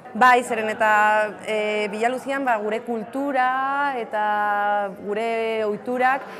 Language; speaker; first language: Basque; non-native, local second language; Spanish